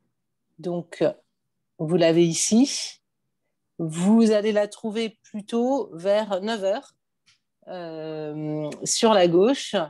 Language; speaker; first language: French; native; French